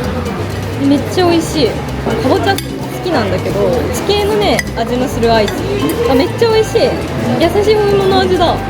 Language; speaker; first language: Japanese; native; Japanese